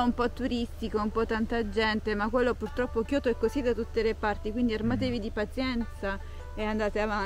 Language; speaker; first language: Italian; native; Italian